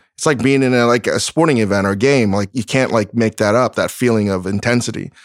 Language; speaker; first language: English; native; English